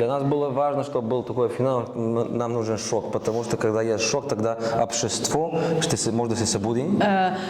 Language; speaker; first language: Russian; non-native, learner; Bulgarian